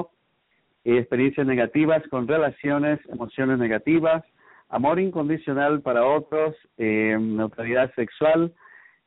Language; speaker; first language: Spanish; native; Spanish